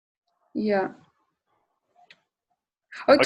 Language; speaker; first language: English; non-native, learner; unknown